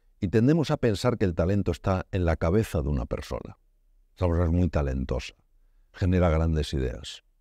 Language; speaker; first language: Spanish; native; Spanish